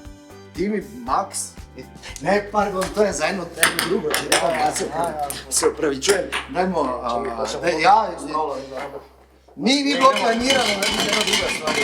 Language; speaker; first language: Slovenian; native; Slovenian